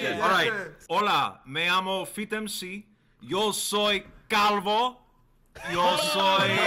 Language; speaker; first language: Spanish; non-native, learner; English